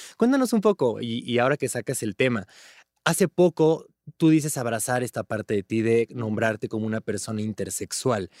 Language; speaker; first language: Spanish; native; Spanish